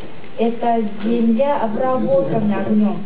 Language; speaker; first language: Russian; non-native, fluent; Japanese